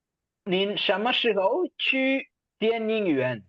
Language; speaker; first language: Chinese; non-native, fluent; Tamil